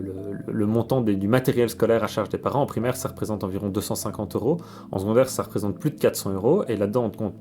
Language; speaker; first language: French; native; French